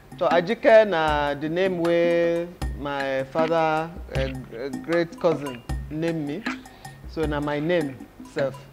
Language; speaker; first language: Nigerian Pidgin; non-native, local second language; Yoruba